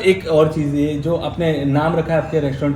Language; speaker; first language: Hindi; native; Hindi